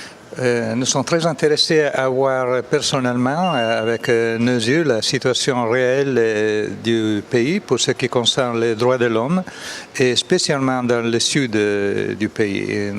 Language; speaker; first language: French; non-native, fluent; Italian